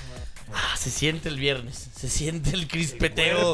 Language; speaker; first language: Spanish; native; Spanish